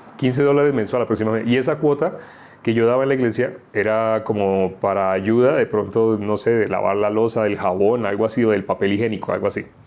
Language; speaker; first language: Spanish; native; Spanish